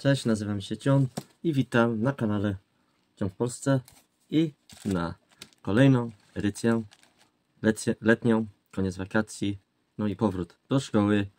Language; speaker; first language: Polish; non-native, fluent; English